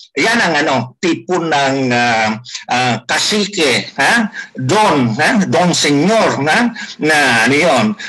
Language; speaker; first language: Filipino; non-native, local second language; Iloko